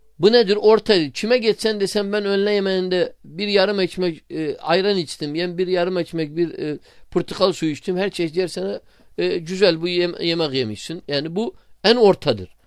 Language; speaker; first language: Turkish; non-native, fluent; Arabic